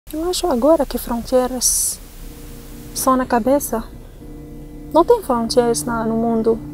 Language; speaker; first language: Portuguese; non-native, learner; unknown